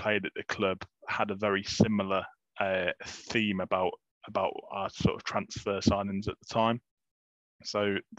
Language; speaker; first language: English; native; English